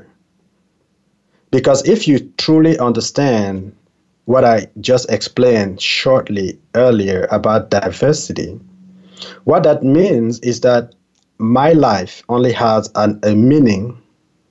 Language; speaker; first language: English; non-native, local second language; French